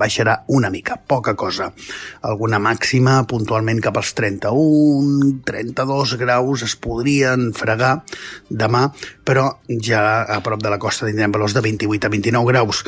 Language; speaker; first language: Catalan; native; Catalan